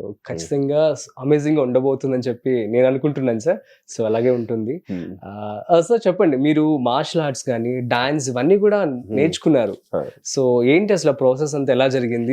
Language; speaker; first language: Telugu; native; Telugu